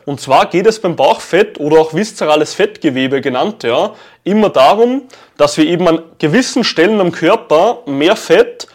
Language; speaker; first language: German; native; German